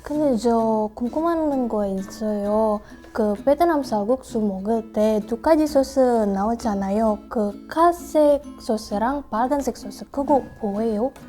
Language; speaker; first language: Korean; non-native, learner; Indonesian